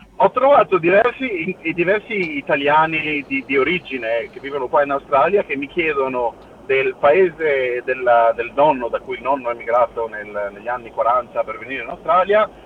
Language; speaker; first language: Italian; native; Italian